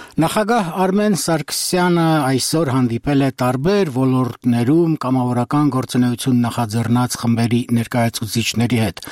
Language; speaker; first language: Armenian; native; Armenian